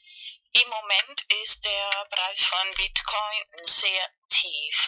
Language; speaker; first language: German; non-native, fluent; Spanish